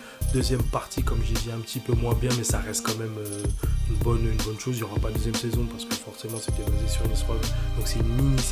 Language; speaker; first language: French; native; French